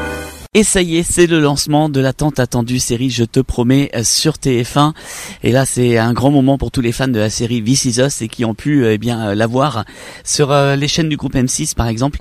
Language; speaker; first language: French; native; French